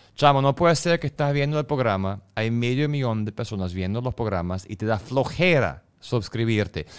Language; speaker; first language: Spanish; non-native, fluent; German